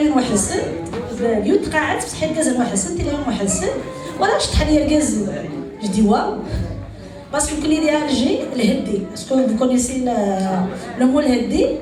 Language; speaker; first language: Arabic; non-native, local second language; Kabyle